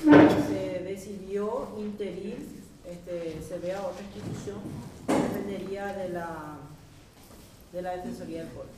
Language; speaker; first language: Spanish; native; Spanish